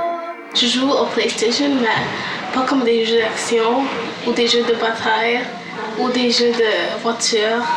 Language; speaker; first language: French; early bilingual, other home language; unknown